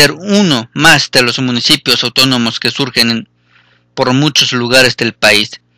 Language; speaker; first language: Spanish; native; Spanish